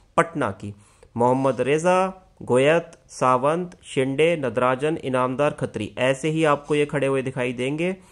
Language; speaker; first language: Hindi; native; Hindi